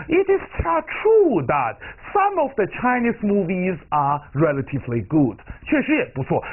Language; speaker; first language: English; non-native, fluent; Chinese